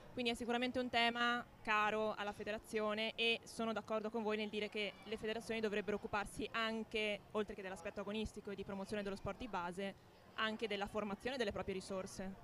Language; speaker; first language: Italian; native; Italian